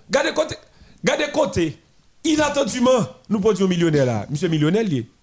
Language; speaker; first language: French; non-native, local second language; Haitian Creole